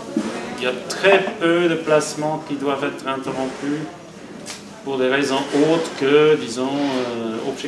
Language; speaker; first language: French; native; French